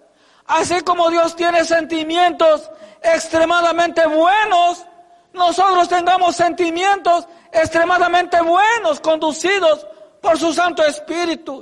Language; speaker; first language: Spanish; native; Spanish